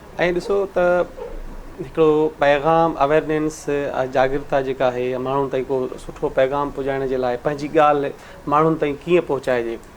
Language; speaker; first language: Sindhi; native; Sindhi